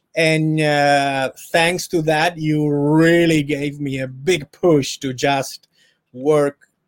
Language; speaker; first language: English; non-native, fluent; Italian